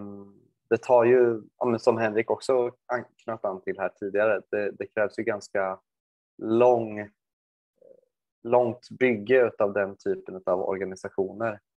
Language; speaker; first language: Swedish; native; Swedish